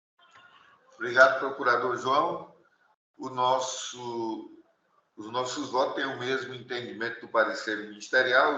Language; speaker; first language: Portuguese; native; Portuguese